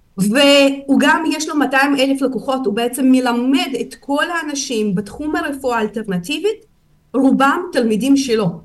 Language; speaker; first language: Hebrew; non-native, fluent; Russian